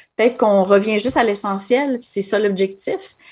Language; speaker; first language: French; native; French